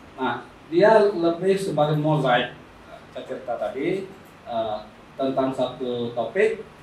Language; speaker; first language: Indonesian; non-native, local second language; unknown